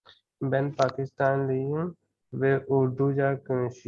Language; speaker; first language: Turkish; non-native, learner; Urdu